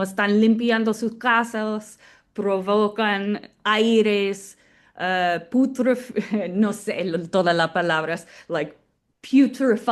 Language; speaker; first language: Spanish; non-native, fluent; English